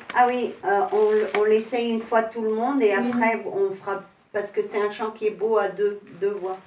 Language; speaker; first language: French; native; French